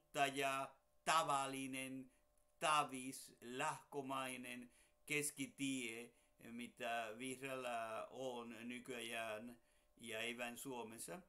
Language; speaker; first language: Finnish; non-native, fluent; Spanish